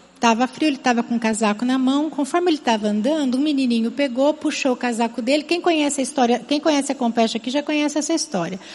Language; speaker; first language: Portuguese; native; Portuguese